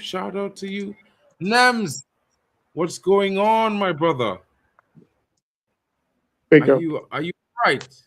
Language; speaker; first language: English; native; English